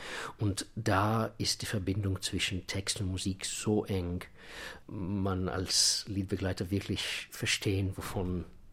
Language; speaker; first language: German; non-native, fluent; Russian